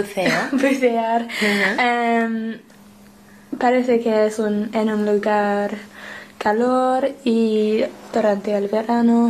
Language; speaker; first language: Spanish; non-native, learner; English